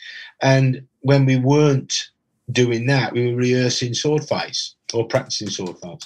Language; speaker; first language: English; native; English